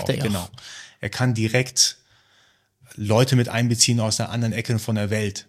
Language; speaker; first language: German; early bilingual, other home language; Persian